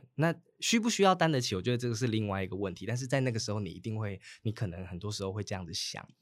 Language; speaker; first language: Chinese; native; Chinese